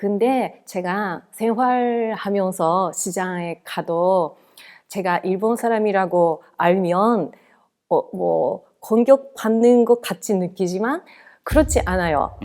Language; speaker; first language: Korean; non-native, fluent; Japanese